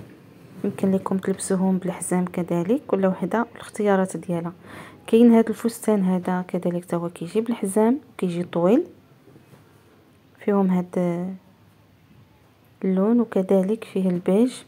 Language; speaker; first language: Arabic; native; Arabic